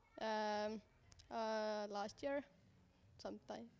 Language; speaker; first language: English; non-native, learner; Estonian